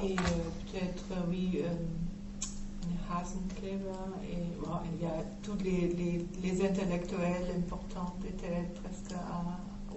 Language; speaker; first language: French; non-native, fluent; German